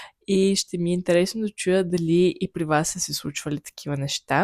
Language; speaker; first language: Bulgarian; native; Bulgarian